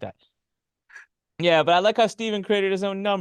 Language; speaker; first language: English; native; English